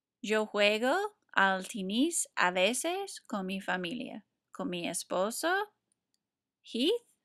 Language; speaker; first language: Spanish; non-native, fluent; English